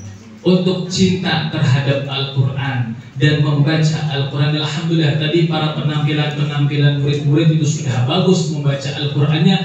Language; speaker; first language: Indonesian; native; Indonesian